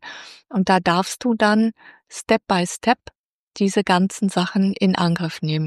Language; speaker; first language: German; native; German